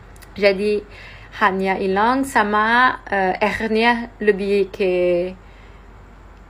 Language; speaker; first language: Indonesian; non-native, fluent; French